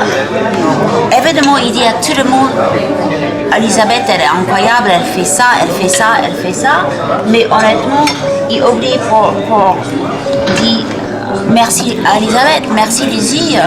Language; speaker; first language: French; non-native, fluent; English